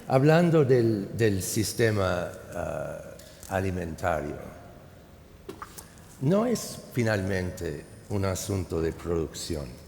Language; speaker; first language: Spanish; non-native, fluent; English